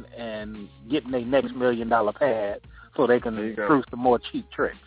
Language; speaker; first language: English; native; English